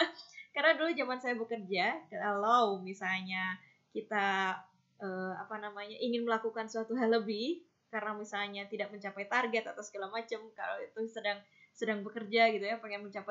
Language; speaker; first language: Indonesian; native; Indonesian